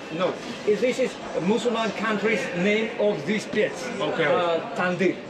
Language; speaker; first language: English; non-native, learner; Georgian